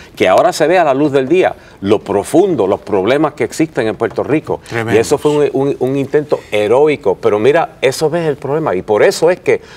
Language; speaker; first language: Spanish; early bilingual, heritage; Spanish